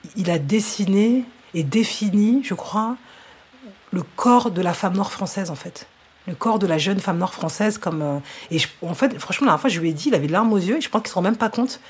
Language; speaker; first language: French; native; French